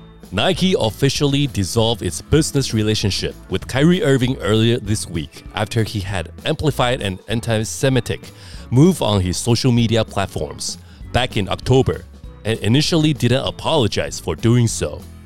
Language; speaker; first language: English; non-native, fluent; Chinese